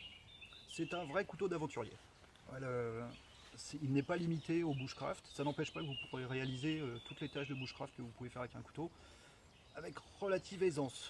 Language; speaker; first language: French; native; French